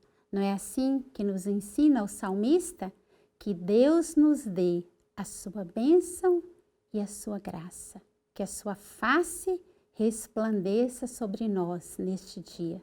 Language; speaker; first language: Portuguese; native; Portuguese